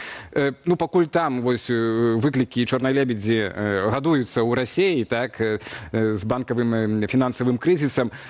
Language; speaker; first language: Belarusian; native; Belarusian